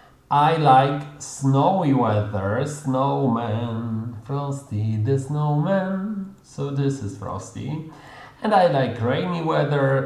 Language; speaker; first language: English; non-native, fluent; Polish